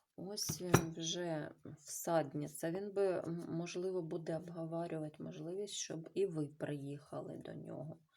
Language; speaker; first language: Ukrainian; non-native, local second language; Russian